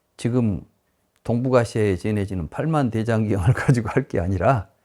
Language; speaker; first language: Korean; native; Korean